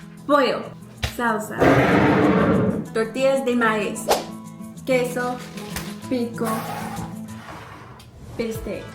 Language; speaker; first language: Spanish; non-native, learner; English